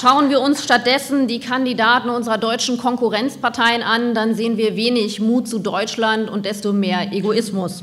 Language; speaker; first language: German; native; German